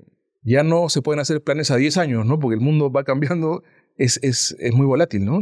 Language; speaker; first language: Spanish; native; Spanish